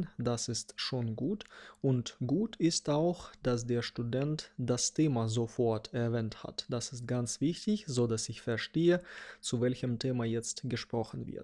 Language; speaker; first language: German; non-native, fluent; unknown